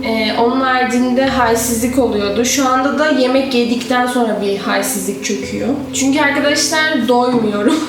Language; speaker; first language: Turkish; native; Turkish